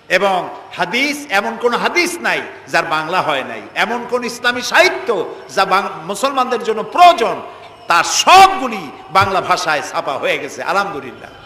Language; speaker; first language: Bangla; native; Bangla